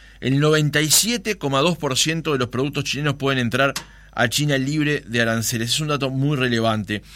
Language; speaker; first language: Spanish; native; Spanish